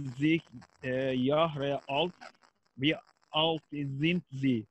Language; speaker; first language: German; non-native, learner; Turkish